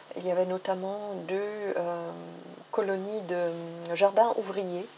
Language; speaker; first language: French; non-native, fluent; German